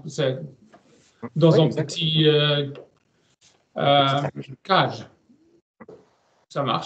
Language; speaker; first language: French; non-native, learner; German